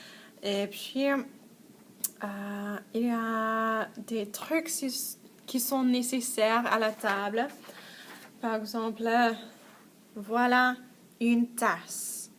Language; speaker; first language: French; non-native, fluent; English